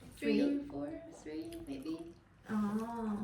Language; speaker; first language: English; non-native, learner; Korean